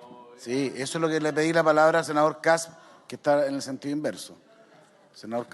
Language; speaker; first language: Spanish; native; Spanish